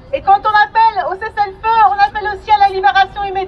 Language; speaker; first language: French; native; French